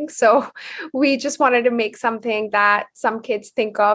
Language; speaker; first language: English; non-native, local second language; Hindi